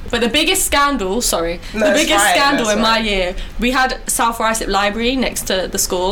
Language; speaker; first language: English; native; English